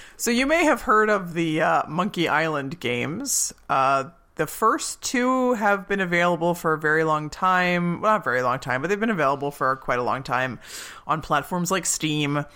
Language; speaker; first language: English; native; English